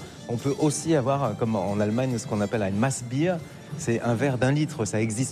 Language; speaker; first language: French; native; French